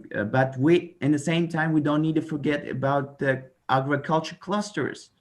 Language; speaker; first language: English; non-native, learner; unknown